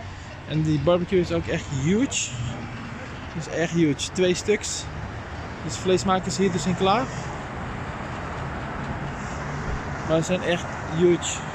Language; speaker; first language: Dutch; native; Dutch